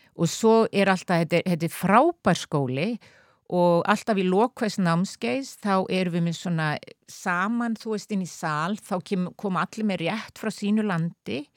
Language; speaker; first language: Icelandic; native; Icelandic